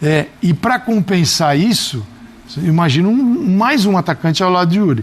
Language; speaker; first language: Portuguese; native; Portuguese